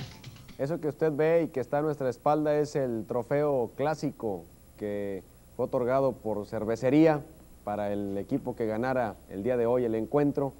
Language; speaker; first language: Spanish; native; Spanish